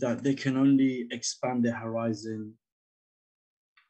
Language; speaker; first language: English; native; English